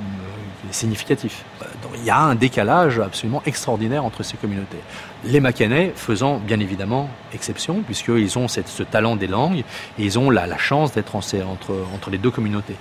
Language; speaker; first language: French; native; French